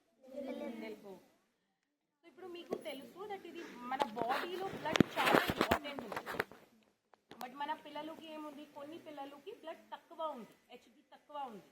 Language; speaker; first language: Telugu; non-native, learner; Hindi